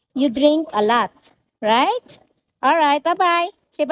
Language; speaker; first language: English; non-native, local second language; Filipino